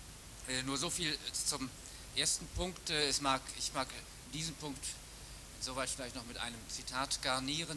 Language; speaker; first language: German; native; German